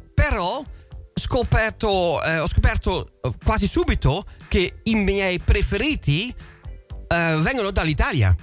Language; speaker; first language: Italian; non-native, fluent; Dutch